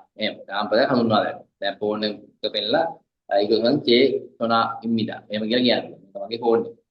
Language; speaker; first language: Sinhala; native; Sinhala